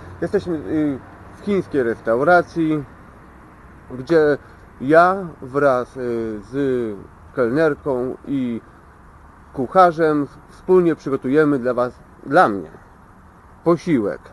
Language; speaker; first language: Polish; native; Polish